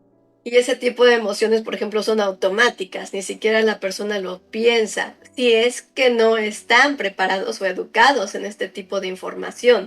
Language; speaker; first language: Spanish; native; Spanish